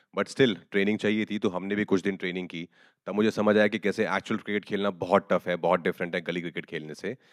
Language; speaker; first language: Hindi; native; Hindi